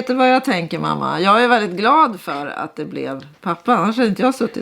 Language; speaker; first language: Swedish; native; Swedish